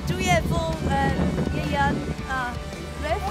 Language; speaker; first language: Welsh; non-native, local second language; English